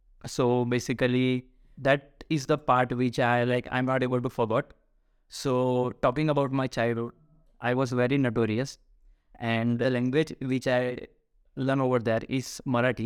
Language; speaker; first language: English; non-native, local second language; Gujarati